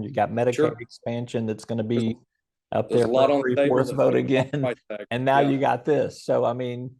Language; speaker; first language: English; native; English